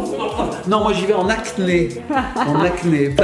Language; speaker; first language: French; native; French